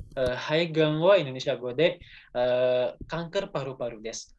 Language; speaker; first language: Japanese; non-native, learner; Indonesian